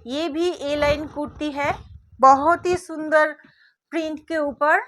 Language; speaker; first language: Hindi; non-native, local second language; Bangla